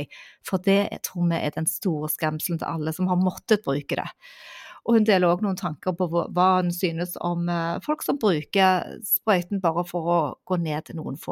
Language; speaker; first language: Norwegian; native; Norwegian